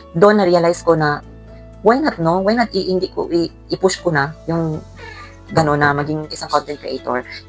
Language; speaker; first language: Filipino; non-native, local second language; Cebuano